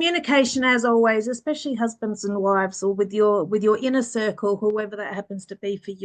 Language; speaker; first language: English; early bilingual, other home language; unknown